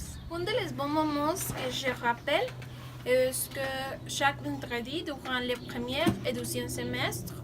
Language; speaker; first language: French; non-native, learner; Spanish